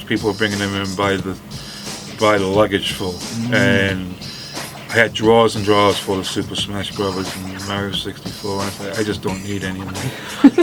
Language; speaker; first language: English; non-native, fluent; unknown